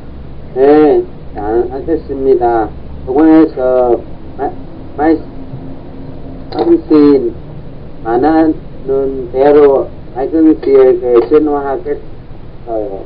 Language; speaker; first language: Korean; non-native, learner; Vietnamese